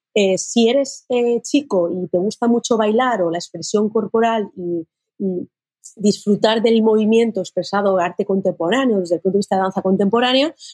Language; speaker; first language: Spanish; native; Spanish